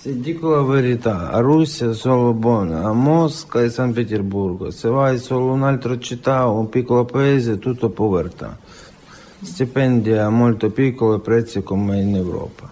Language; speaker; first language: Italian; non-native, learner; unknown